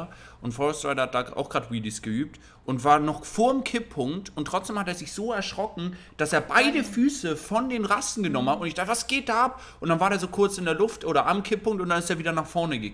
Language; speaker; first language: German; native; German